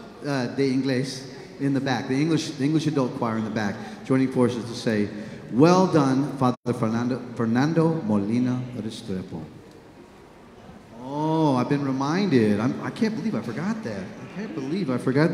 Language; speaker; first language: English; native; English